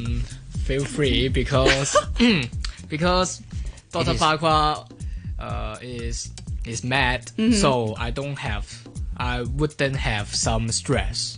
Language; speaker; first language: English; non-native, learner; Cantonese